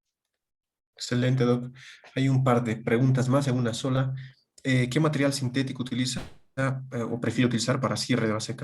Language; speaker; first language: Spanish; native; Spanish